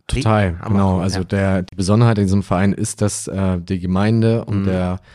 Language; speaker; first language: German; native; German